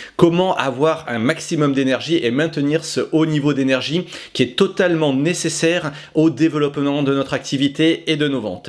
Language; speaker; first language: French; native; French